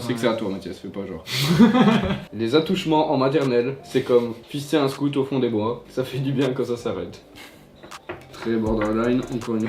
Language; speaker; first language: French; native; French